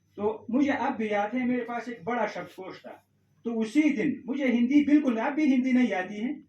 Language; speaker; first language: Hindi; non-native, fluent; Pashto